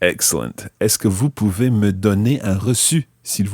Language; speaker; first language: French; non-native, fluent; English